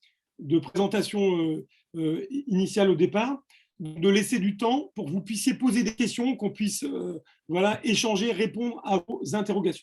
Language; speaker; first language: French; native; French